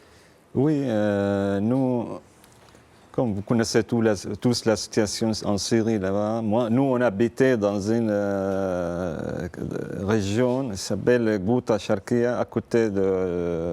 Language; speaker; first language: French; non-native, fluent; Arabic